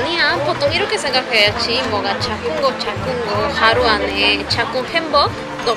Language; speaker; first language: Korean; non-native, learner; Spanish